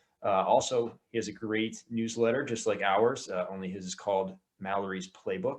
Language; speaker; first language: English; native; English